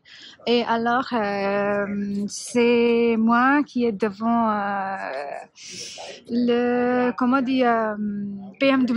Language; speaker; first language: French; non-native, learner; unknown